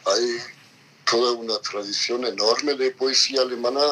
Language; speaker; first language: Spanish; non-native, fluent; German